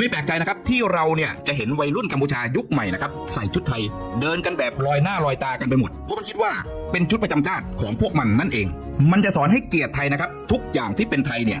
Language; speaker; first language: Thai; native; Thai